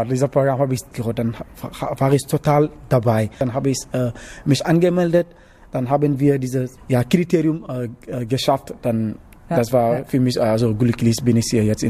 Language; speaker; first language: German; non-native, learner; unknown